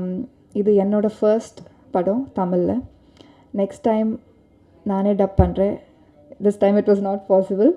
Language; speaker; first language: Tamil; non-native, learner; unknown